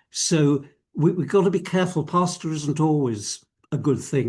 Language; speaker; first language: English; native; English